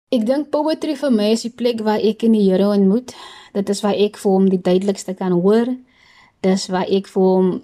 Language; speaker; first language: Afrikaans; native; Afrikaans